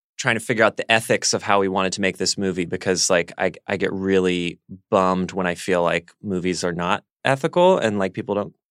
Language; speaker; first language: English; native; English